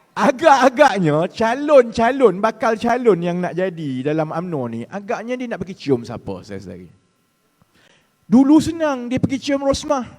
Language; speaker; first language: Malay; native; Malay